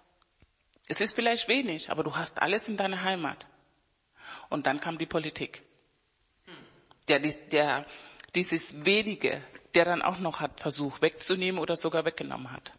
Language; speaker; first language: German; non-native, fluent; Spanish